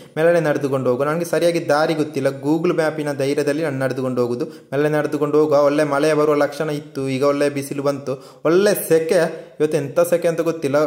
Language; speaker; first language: Kannada; non-native, local second language; Tulu